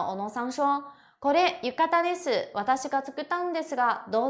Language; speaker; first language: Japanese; non-native, fluent; Chinese